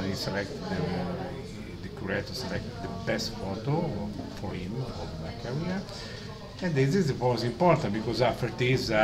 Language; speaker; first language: English; non-native, learner; Italian